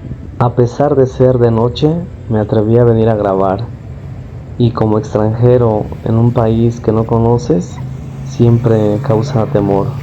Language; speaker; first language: Spanish; native; Spanish